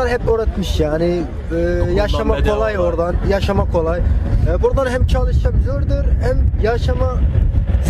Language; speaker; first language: Turkish; non-native, learner; Arabic